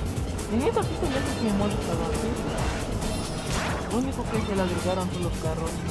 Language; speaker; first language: Spanish; native; Spanish